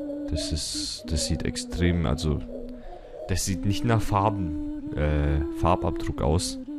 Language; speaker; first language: German; native; German